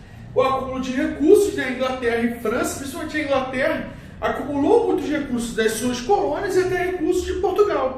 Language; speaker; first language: Portuguese; native; Portuguese